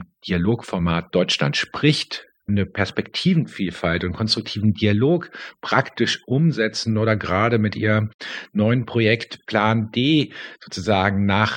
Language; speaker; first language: German; native; German